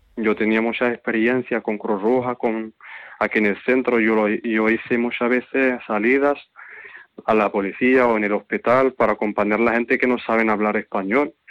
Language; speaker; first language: Spanish; non-native, fluent; Arabic